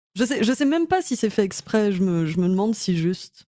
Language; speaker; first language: French; native; French